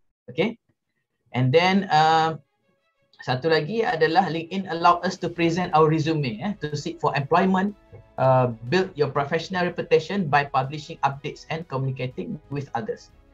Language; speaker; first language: English; non-native, local second language; Malay